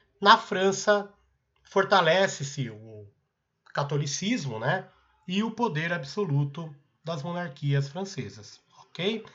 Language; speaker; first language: Portuguese; native; Portuguese